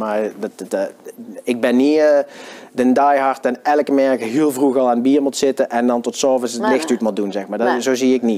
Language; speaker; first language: Dutch; native; Dutch